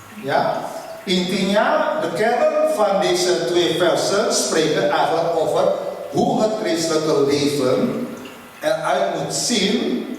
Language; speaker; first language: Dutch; non-native, learner; Indonesian